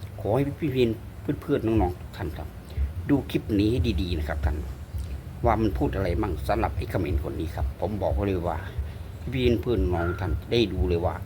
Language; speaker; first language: Thai; native; Thai